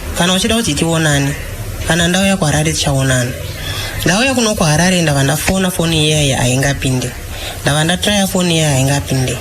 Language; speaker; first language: Shona; non-native, fluent; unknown